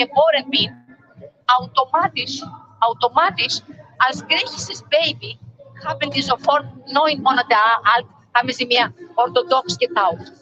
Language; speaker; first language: German; non-native, fluent; Greek